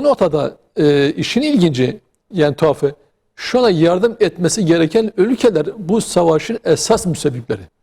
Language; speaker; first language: Turkish; native; Turkish